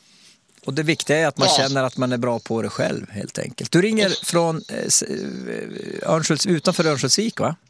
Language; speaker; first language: Swedish; native; Swedish